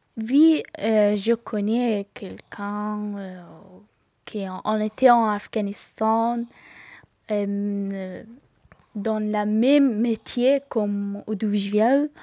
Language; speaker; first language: French; non-native, learner; Persian